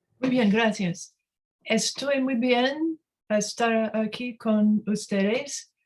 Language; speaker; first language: Spanish; non-native, learner; English